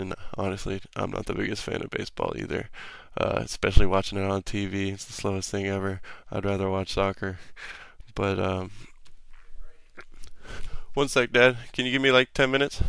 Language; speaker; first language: English; native; English